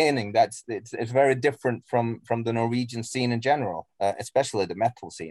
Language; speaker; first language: English; non-native, fluent; Norwegian